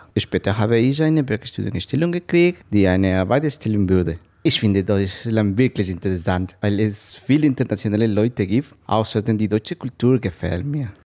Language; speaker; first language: German; non-native, fluent; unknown